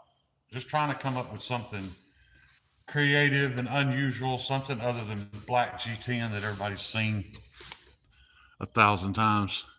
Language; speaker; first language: English; native; English